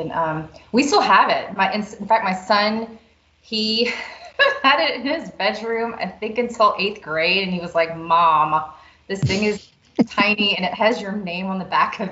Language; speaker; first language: English; native; English